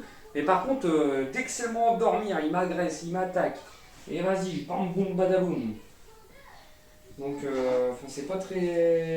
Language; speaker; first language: French; native; French